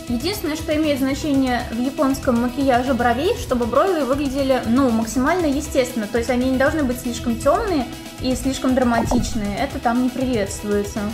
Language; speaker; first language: Russian; native; Russian